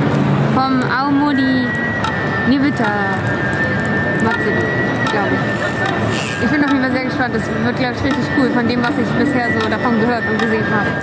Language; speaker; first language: German; native; German